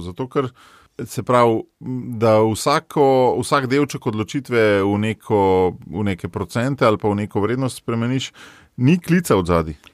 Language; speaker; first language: Slovenian; native; Slovenian